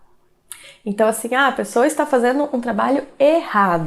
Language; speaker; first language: Portuguese; native; Portuguese